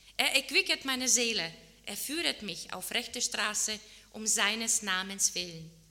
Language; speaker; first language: German; non-native, fluent; Czech